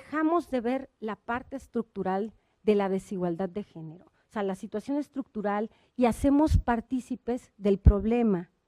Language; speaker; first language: Spanish; native; Spanish